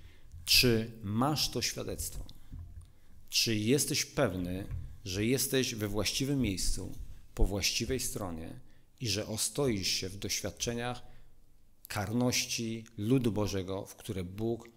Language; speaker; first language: Polish; native; Polish